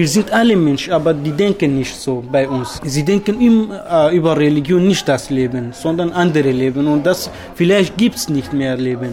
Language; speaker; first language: German; non-native, learner; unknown